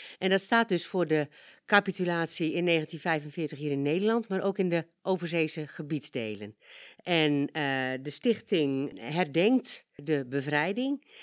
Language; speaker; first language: Dutch; native; Dutch